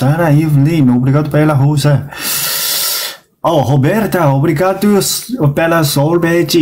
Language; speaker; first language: Portuguese; non-native, learner; Arabic